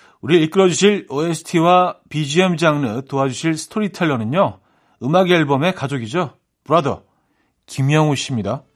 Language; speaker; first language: Korean; native; Korean